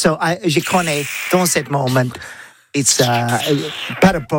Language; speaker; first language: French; non-native, learner; English